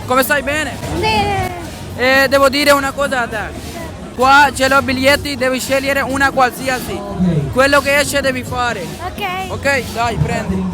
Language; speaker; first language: Italian; non-native, learner; Urdu